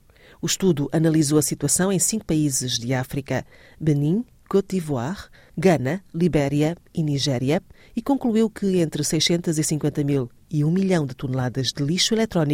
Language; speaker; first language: Portuguese; native; Portuguese